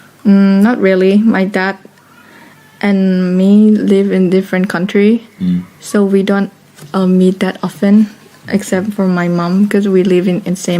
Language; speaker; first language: English; non-native, fluent; Thai